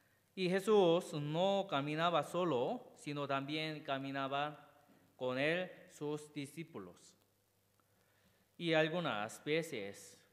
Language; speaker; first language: Spanish; non-native, learner; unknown